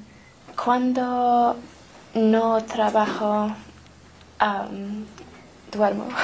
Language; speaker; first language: Spanish; non-native, learner; English